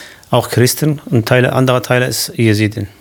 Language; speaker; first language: German; non-native, learner; Kurdish